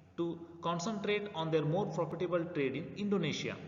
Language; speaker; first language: English; non-native, local second language; Kannada